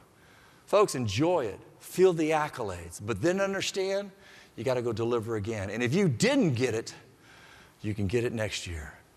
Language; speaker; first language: English; native; English